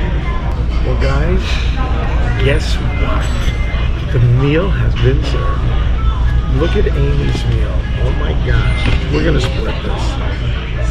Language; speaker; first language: English; native; English